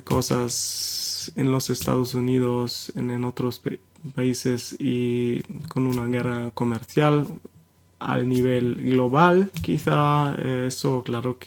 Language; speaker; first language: Spanish; non-native, fluent; German